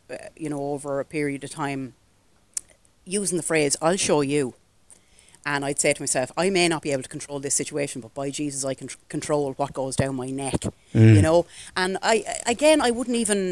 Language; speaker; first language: English; native; English